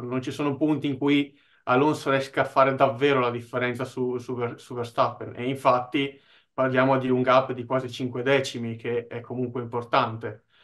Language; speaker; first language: Italian; native; Italian